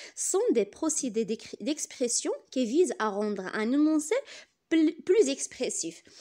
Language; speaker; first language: French; non-native, local second language; Arabic